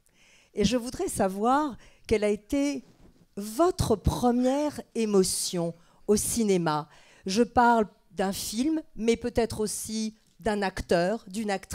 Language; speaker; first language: French; native; French